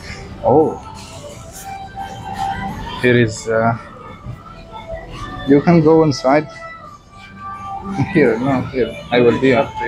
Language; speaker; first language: English; non-native, fluent; Arabic